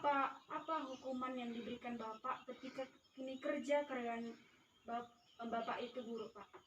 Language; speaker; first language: Indonesian; native; Indonesian